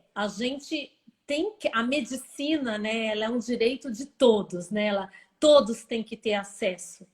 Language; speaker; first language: Portuguese; native; Portuguese